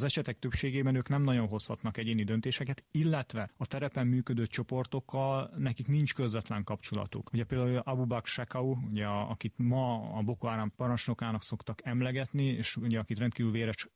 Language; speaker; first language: Hungarian; native; Hungarian